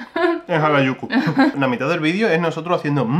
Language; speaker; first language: Spanish; native; Spanish